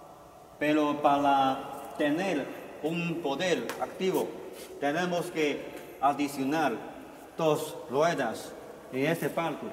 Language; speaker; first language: Spanish; non-native, learner; Chinese